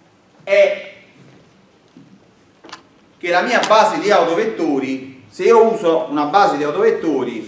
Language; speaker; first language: Italian; native; Italian